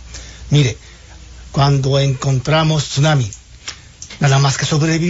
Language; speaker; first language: Spanish; non-native, fluent; Japanese